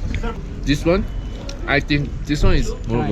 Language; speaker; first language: English; non-native, learner; Korean